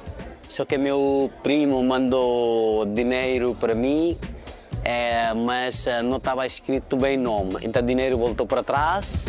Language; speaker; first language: Portuguese; non-native, fluent; Nepali